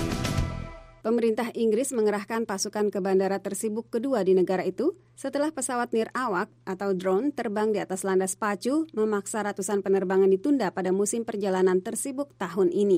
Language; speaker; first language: Indonesian; native; Indonesian